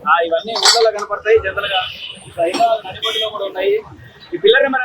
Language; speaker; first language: Telugu; native; Telugu